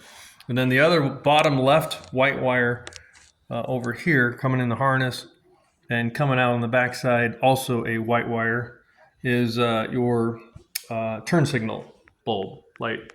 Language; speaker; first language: English; native; English